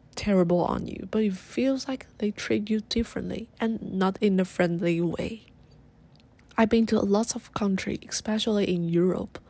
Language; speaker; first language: English; non-native, learner; Chinese